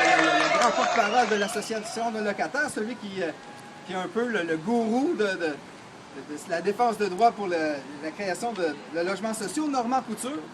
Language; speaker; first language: French; native; French